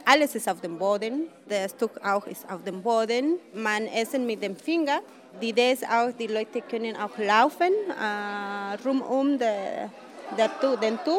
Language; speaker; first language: German; non-native, learner; Spanish